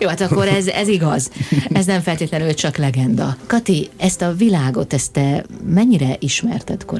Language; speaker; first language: Hungarian; native; Hungarian